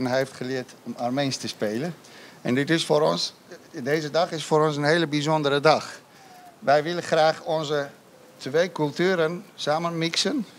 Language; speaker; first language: Dutch; non-native, fluent; Armenian